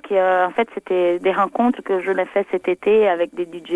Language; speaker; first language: French; non-native, fluent; Portuguese